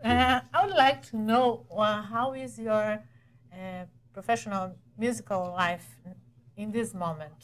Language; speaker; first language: English; non-native, learner; Portuguese